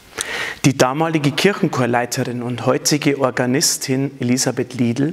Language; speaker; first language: German; native; German